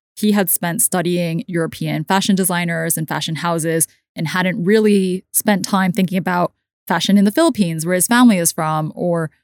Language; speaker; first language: English; non-native, local second language; Cantonese